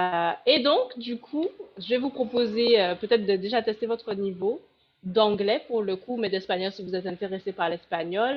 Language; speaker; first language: French; native; French